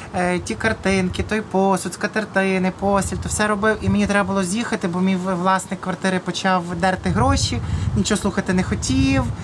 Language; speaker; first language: Ukrainian; native; Ukrainian